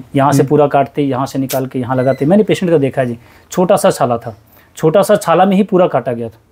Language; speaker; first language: Hindi; native; Hindi